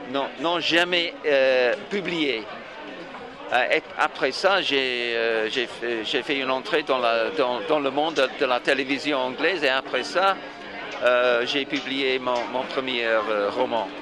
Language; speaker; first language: French; non-native, fluent; English